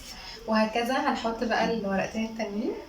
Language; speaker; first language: Arabic; native; Arabic